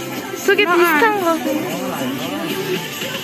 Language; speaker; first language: Korean; native; Korean